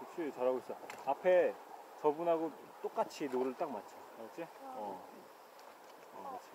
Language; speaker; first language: Korean; native; Korean